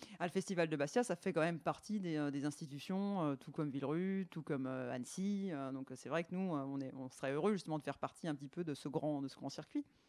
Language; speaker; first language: French; native; French